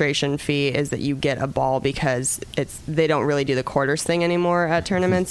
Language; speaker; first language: English; native; English